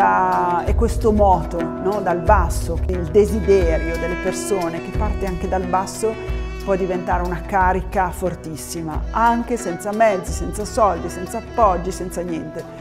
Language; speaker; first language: Italian; native; Italian